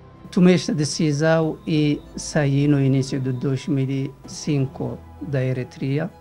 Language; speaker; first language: Portuguese; non-native, learner; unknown